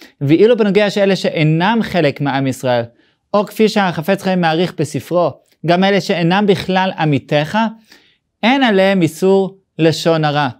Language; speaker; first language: Hebrew; non-native, fluent; English